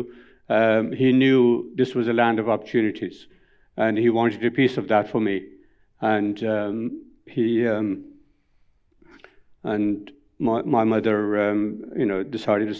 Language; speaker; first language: English; non-native, local second language; Punjabi